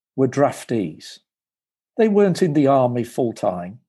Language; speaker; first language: English; native; English